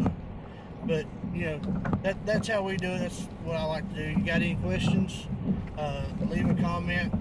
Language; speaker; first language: English; native; English